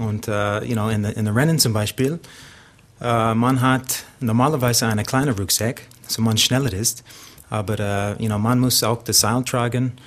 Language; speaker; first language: German; non-native, learner; English